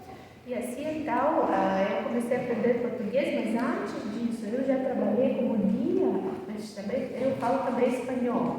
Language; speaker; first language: Portuguese; non-native, fluent; Russian